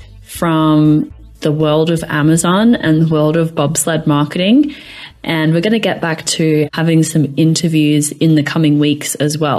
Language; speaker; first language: English; native; English